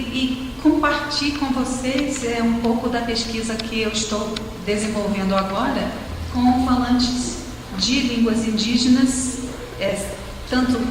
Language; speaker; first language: Portuguese; non-native, fluent; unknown